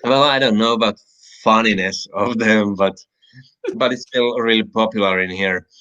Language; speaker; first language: English; non-native, fluent; Finnish